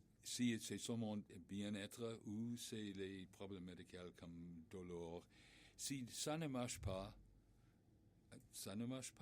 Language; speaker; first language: French; non-native, learner; English